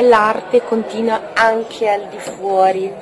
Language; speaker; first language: Italian; native; Italian